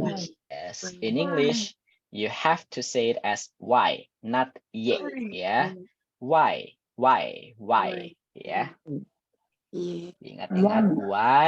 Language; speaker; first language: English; non-native, fluent; Indonesian